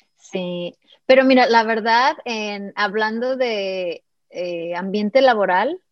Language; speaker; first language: Spanish; native; Spanish